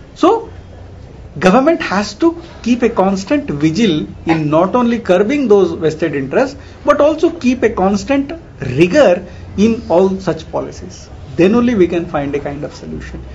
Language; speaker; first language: English; non-native, local second language; Kannada